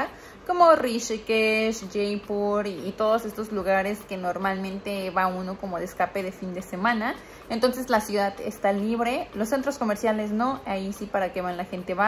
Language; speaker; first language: Spanish; native; Spanish